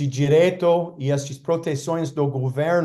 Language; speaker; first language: Portuguese; non-native, fluent; Spanish